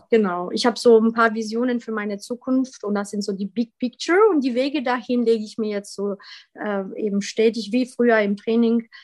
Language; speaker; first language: German; early bilingual, other home language; Polish